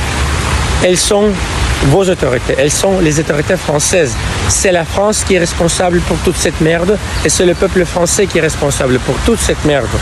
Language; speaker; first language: French; non-native, fluent; Russian